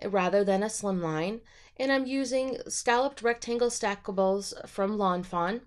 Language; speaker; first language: English; native; English